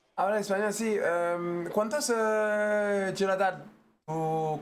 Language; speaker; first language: Spanish; non-native, learner; French